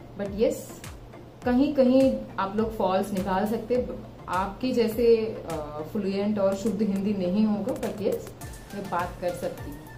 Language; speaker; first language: Hindi; non-native, local second language; Telugu